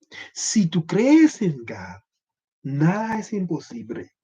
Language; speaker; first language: Spanish; non-native, learner; Haitian Creole